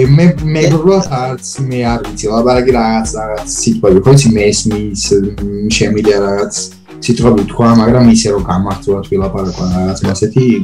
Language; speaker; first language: Georgian; early bilingual, heritage; German